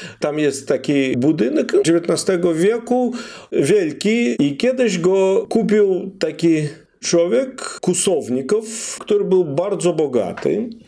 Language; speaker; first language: Polish; non-native, fluent; Russian